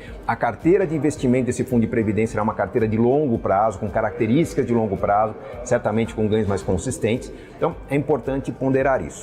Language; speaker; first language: Portuguese; native; Portuguese